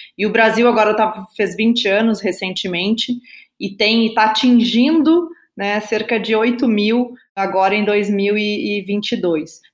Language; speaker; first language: Portuguese; native; Portuguese